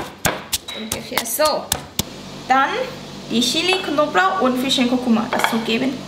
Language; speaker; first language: German; non-native, learner; Thai